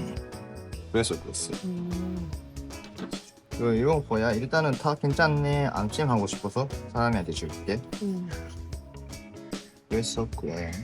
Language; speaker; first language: Korean; non-native, learner; Japanese